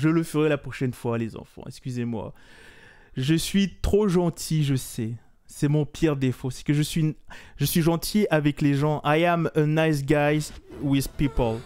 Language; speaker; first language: French; native; French